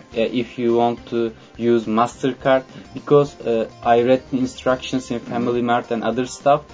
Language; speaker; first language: English; non-native, fluent; Turkish